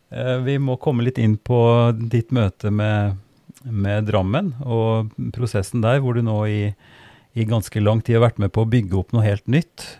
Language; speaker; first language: Norwegian; native; Norwegian